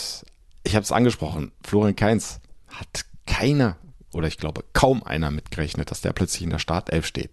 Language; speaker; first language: German; native; German